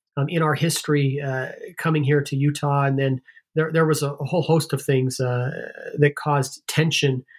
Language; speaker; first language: English; native; English